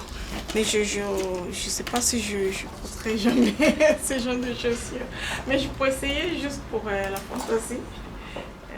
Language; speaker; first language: French; non-native, fluent; English